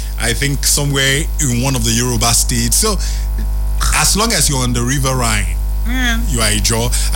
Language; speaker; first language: English; non-native, local second language; Igbo